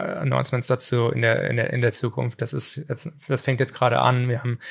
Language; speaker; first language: German; native; German